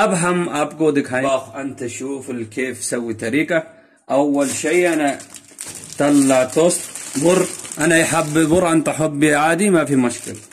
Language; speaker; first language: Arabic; non-native, learner; Urdu